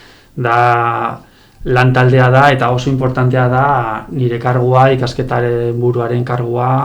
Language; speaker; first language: Basque; non-native, local second language; Spanish